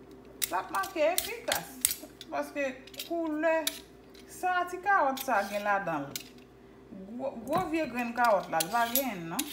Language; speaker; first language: French; non-native, local second language; Haitian Creole